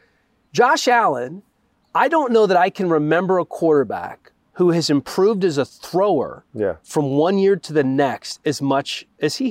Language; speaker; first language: English; native; English